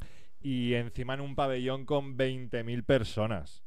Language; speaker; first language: Spanish; native; Spanish